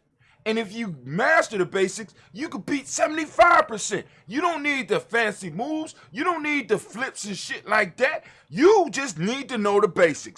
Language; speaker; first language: English; native; English